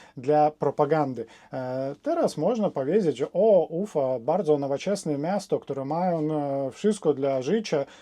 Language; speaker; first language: Polish; non-native, fluent; Russian